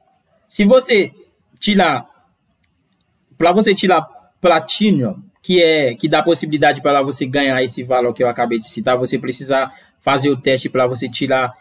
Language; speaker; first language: Portuguese; non-native, fluent; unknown